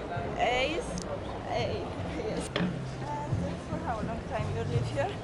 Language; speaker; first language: English; non-native, learner; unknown